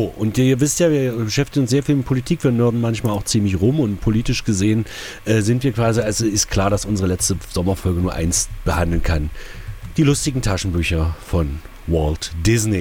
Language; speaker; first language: German; native; German